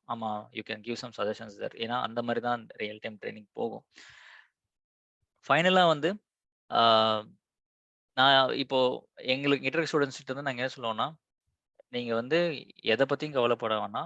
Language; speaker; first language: Tamil; native; Tamil